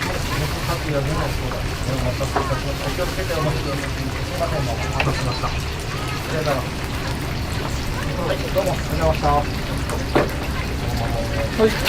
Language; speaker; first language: Japanese; native; Japanese